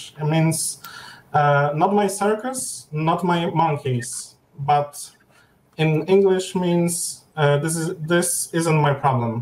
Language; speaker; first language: English; non-native, learner; Polish